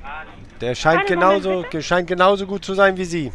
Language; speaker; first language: German; native; German